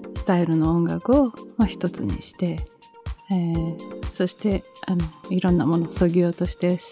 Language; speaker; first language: Japanese; early bilingual, heritage; Japanese